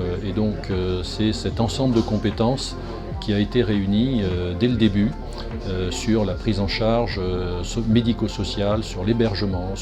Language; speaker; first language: French; native; French